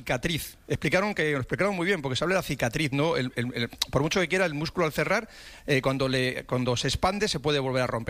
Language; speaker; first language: Spanish; native; Spanish